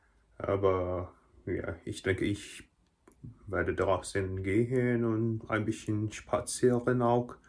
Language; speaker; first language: German; non-native, learner; Korean